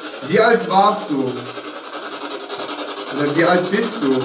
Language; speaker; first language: German; native; German